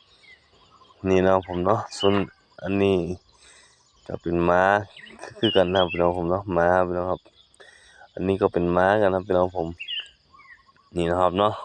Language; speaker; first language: Thai; non-native, local second language; Northeastern Thai